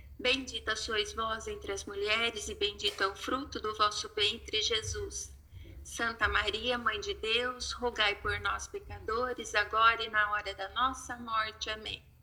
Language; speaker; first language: Portuguese; native; Portuguese